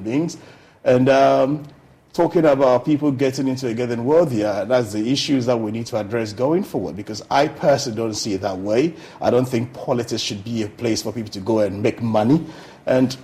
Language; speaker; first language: English; non-native, local second language; Akan